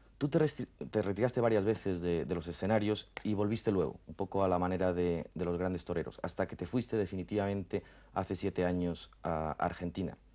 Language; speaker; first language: Spanish; native; Spanish